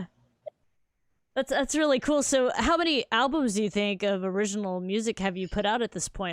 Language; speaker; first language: English; native; English